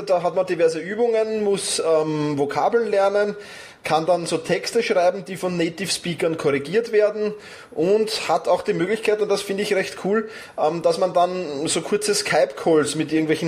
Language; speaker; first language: German; native; German